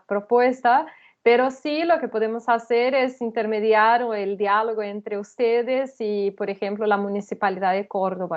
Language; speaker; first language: Spanish; non-native, fluent; Portuguese